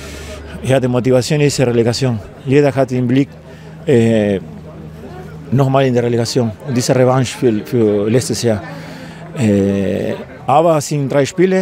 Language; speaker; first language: German; non-native, fluent; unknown